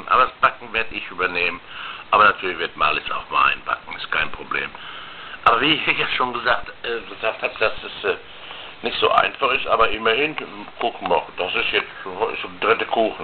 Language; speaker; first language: German; native; German